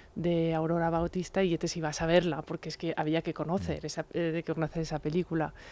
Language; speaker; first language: Spanish; non-native, fluent; French